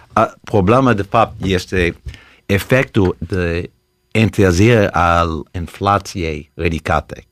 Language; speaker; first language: Romanian; early bilingual, heritage; Romanian